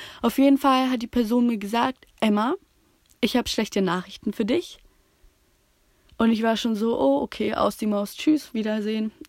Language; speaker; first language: German; native; German